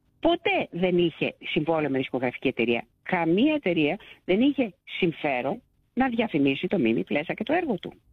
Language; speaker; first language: Greek; native; Greek